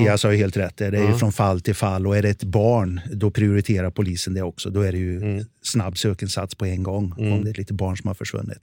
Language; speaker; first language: Swedish; native; Swedish